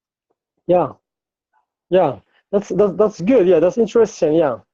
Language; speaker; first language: English; non-native, fluent; Arabic